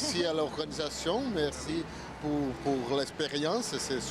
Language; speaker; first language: French; non-native, learner; Spanish